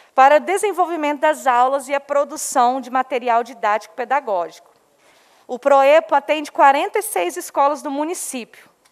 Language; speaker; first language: Portuguese; non-native, local second language; Polish